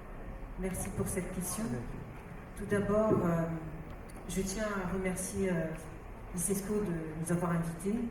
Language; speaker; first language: French; non-native, local second language; Comorian